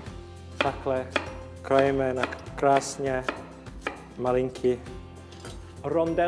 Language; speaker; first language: Czech; non-native, learner; English